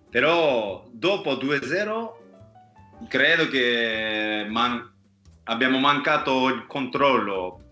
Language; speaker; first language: Italian; non-native, fluent; Japanese